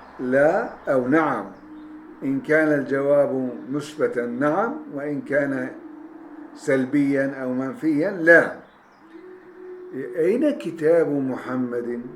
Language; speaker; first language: Arabic; non-native, fluent; Turkish